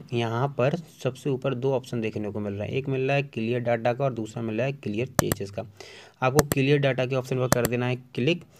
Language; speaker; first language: Hindi; native; Hindi